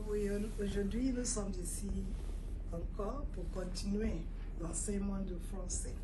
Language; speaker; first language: French; non-native, fluent; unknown